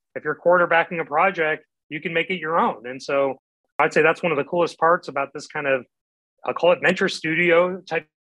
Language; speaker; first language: English; native; English